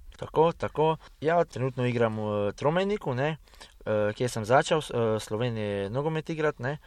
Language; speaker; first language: Slovenian; early bilingual, heritage; Hungarian